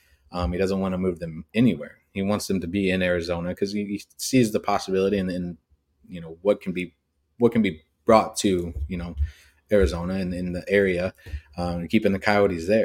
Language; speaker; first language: English; native; English